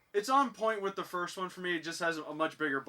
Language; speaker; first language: English; native; English